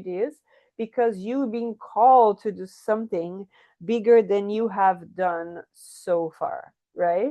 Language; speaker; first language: English; non-native, fluent; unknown